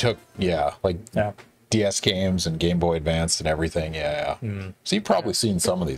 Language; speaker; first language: English; native; English